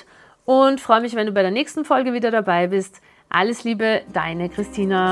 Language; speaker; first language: German; native; German